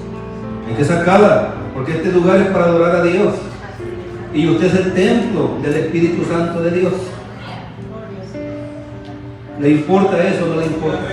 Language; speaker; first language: Spanish; native; Spanish